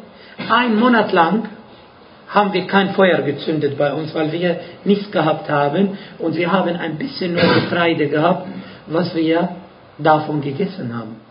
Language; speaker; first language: German; non-native, fluent; Arabic